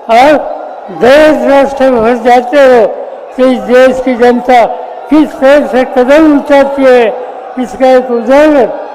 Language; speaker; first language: Hindi; non-native, local second language; Marathi